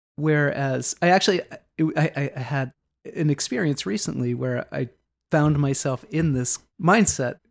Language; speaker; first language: English; native; English